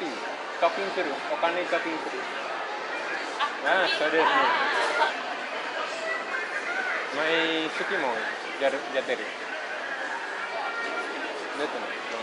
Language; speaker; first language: Japanese; non-native, learner; Indonesian